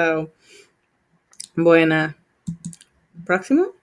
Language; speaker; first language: Spanish; non-native, learner; English